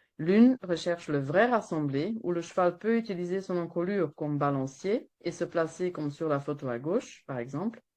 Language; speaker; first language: French; non-native, local second language; Dutch